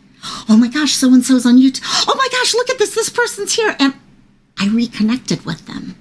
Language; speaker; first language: English; native; English